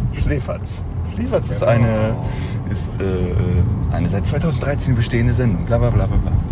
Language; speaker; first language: German; native; German